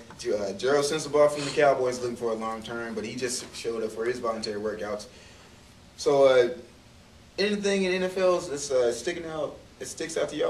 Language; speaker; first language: English; native; English